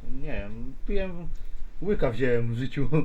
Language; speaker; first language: Polish; native; Polish